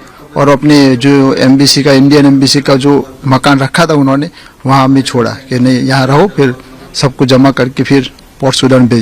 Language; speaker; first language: Hindi; native; Hindi